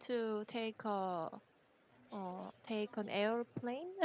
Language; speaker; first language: English; non-native, learner; Korean